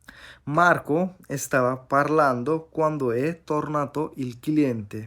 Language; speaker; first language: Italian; non-native, fluent; Bangla